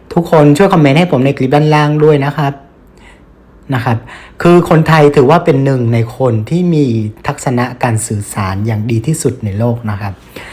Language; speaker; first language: Thai; non-native, fluent; Vietnamese